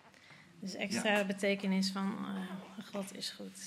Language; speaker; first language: Dutch; non-native, learner; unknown